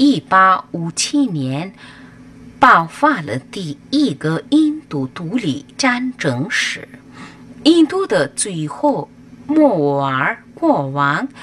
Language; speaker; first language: Chinese; non-native, fluent; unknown